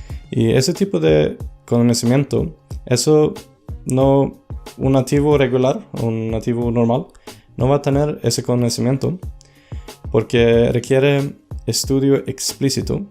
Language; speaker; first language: Spanish; non-native, fluent; Swedish